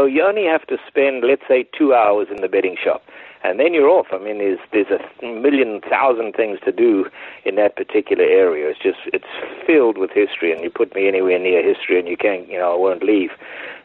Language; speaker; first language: English; native; English